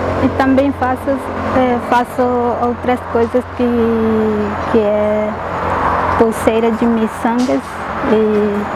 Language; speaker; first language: Portuguese; non-native, local second language; Guarani